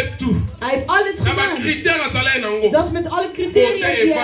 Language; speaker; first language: Dutch; non-native, learner; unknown